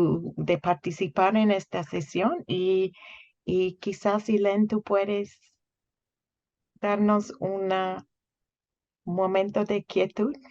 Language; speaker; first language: Spanish; non-native, fluent; English